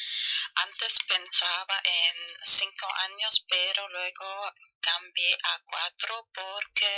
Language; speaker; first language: Spanish; non-native, fluent; German